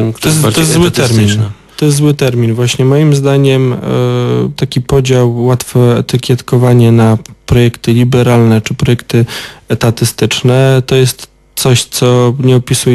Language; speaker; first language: Polish; native; Polish